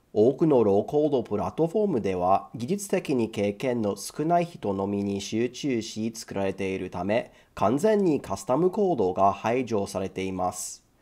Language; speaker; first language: Japanese; non-native, fluent; English